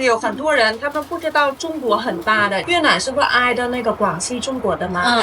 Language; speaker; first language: Chinese; non-native, fluent; Vietnamese